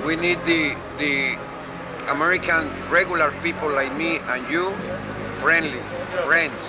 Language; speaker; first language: English; non-native, learner; Spanish